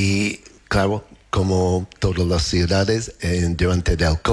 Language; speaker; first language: Spanish; non-native, learner; English